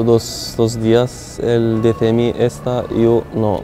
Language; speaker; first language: Spanish; non-native, learner; Arabic